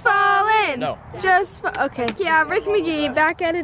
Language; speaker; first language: English; native; English